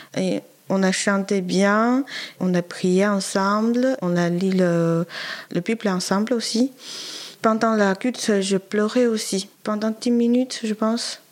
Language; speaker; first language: French; non-native, learner; Chinese